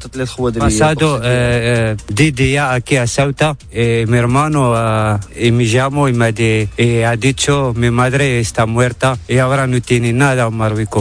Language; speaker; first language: Spanish; non-native, learner; Arabic